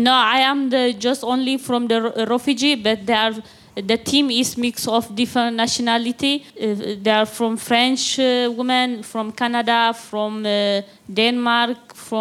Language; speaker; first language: English; non-native, learner; Tigrinya